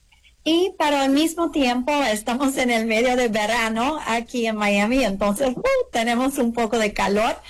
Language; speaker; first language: Spanish; early bilingual, heritage; English